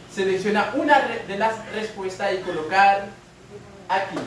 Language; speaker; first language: Spanish; non-native, learner; French